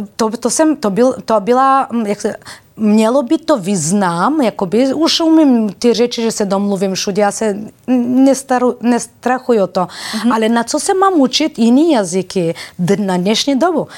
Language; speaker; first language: Czech; non-native, fluent; Bulgarian